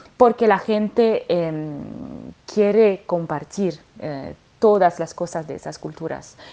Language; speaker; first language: Spanish; non-native, fluent; French